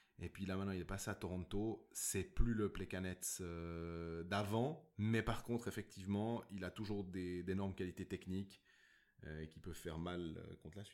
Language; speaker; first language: French; native; French